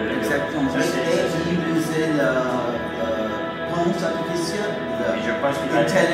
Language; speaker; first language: French; non-native, fluent; English